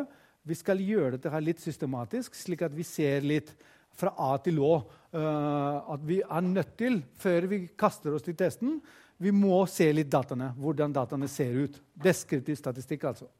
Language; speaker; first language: Norwegian; non-native, fluent; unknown